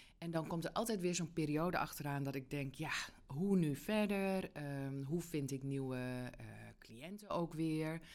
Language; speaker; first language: Dutch; native; Dutch